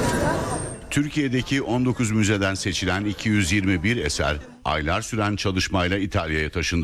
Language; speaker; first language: Turkish; native; Turkish